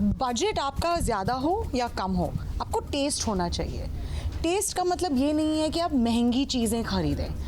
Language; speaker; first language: Hindi; non-native, local second language; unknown